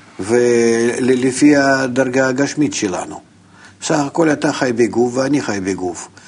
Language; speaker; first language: Hebrew; non-native, fluent; Russian